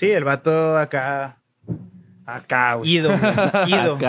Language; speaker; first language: Spanish; native; Spanish